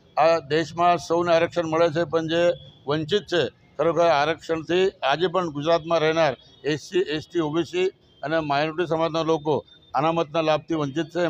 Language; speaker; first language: Gujarati; non-native, local second language; Marathi